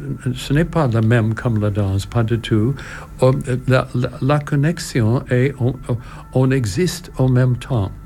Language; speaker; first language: French; non-native, learner; English